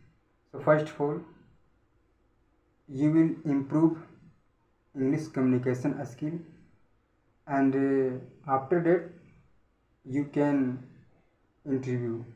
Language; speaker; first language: English; non-native, learner; Hindi